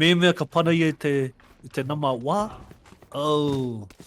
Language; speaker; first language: Māori; non-native, local second language; English